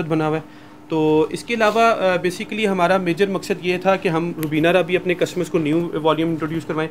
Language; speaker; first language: Urdu; native; Urdu